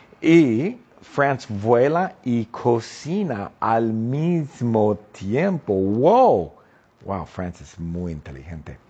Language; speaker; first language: Spanish; non-native, fluent; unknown